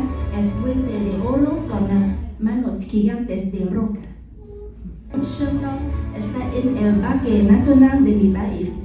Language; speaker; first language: Spanish; non-native, learner; Vietnamese